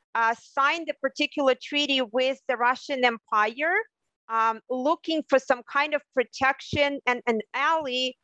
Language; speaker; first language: English; non-native, fluent; Russian